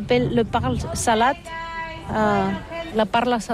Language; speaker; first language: French; non-native, learner; Catalan